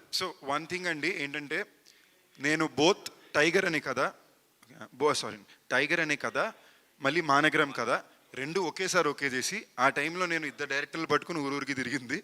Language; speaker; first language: Telugu; native; Telugu